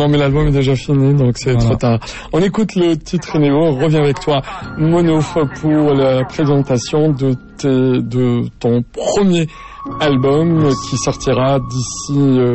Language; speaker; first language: French; native; French